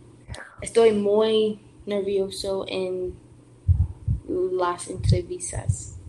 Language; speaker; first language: Spanish; non-native, learner; English